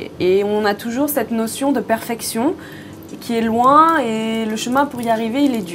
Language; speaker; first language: French; native; French